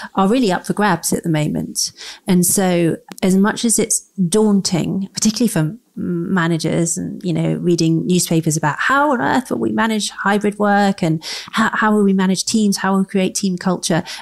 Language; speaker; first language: English; native; English